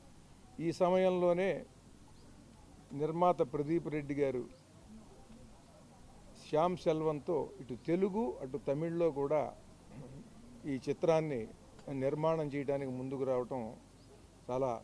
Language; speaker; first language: Telugu; native; Telugu